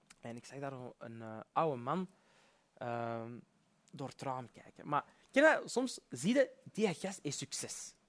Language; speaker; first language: Dutch; early bilingual, other home language; Berber languages